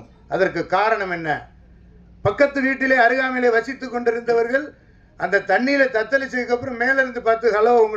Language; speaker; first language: Tamil; native; Tamil